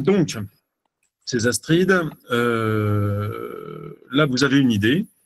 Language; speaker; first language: French; native; French